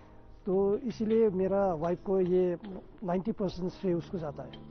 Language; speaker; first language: Hindi; non-native, local second language; Nepali